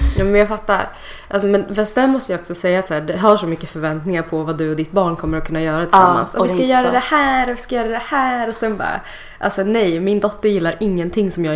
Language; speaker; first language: Swedish; native; Swedish